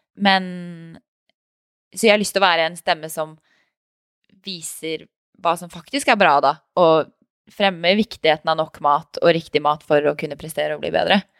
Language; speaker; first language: Norwegian; native; Norwegian